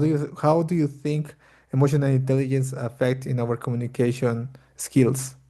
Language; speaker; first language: English; non-native, fluent; Spanish